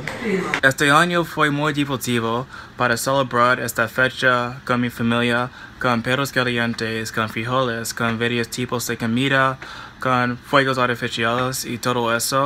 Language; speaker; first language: Spanish; non-native, fluent; English